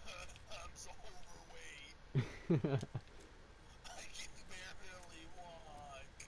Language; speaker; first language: English; native; English